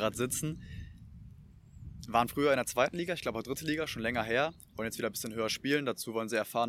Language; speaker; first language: German; native; German